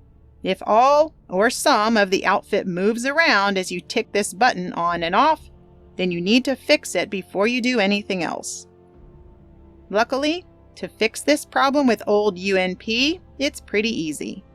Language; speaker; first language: English; native; English